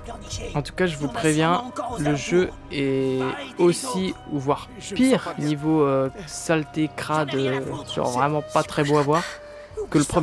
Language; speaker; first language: French; native; French